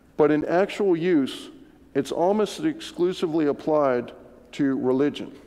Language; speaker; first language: English; native; English